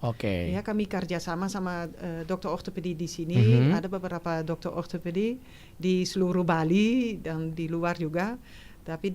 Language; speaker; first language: Indonesian; non-native, fluent; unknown